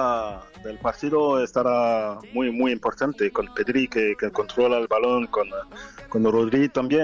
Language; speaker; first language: Spanish; non-native, fluent; French